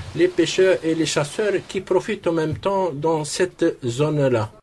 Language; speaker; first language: French; non-native, local second language; Arabic